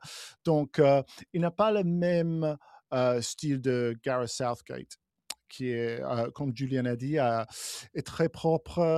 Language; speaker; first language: French; non-native, fluent; English